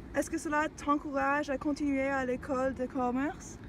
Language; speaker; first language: French; non-native, learner; English